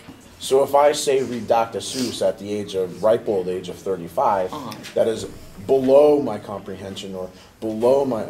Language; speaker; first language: English; native; English